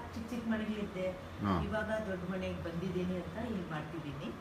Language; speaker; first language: Kannada; non-native, local second language; Tamil